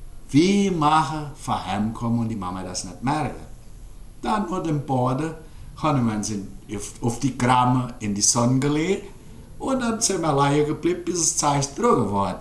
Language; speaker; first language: German; early bilingual, heritage; German